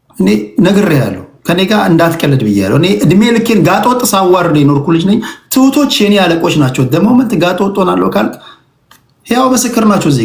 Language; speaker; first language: Amharic; native; Amharic